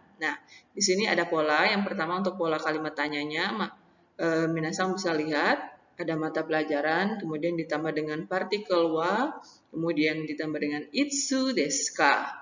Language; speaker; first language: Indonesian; native; Indonesian